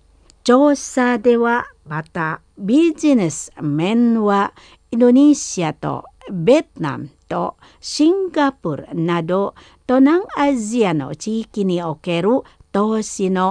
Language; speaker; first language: Japanese; non-native, fluent; Indonesian